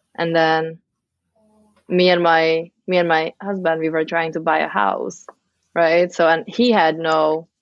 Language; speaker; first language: English; non-native, fluent; Czech